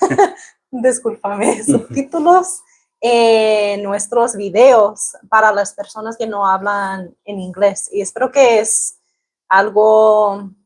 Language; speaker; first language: Spanish; non-native, learner; English